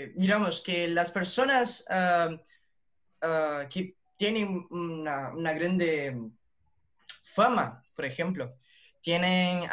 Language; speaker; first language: Spanish; non-native, learner; Portuguese